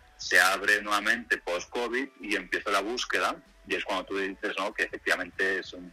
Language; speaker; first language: Spanish; native; Spanish